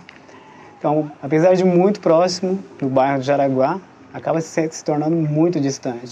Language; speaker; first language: Portuguese; non-native, local second language; Guarani